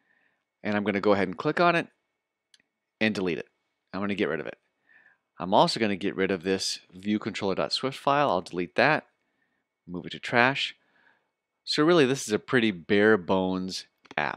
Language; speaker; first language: English; native; English